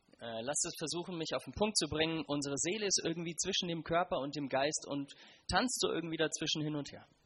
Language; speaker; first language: German; native; German